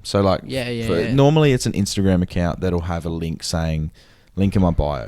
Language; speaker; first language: English; native; English